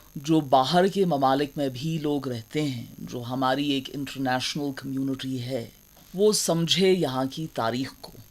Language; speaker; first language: Urdu; non-native, local second language; Kashmiri